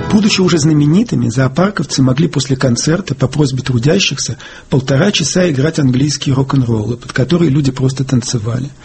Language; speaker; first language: Russian; native; Russian